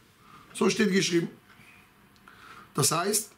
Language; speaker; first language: German; non-native, fluent; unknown